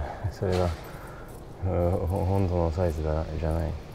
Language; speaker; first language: Japanese; non-native, learner; English